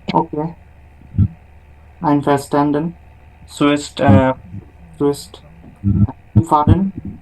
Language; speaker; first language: German; non-native, learner; Bangla